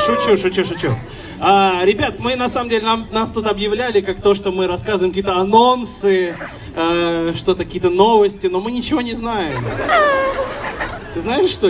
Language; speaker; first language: Russian; native; Russian